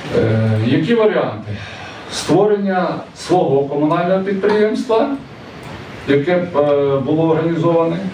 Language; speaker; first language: Ukrainian; native; Ukrainian